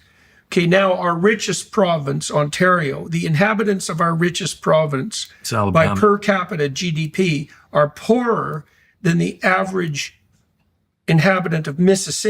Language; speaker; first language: English; native; English